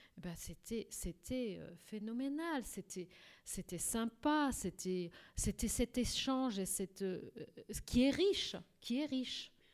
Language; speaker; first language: French; non-native, fluent; Portuguese